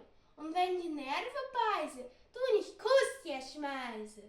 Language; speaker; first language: German; early bilingual, heritage; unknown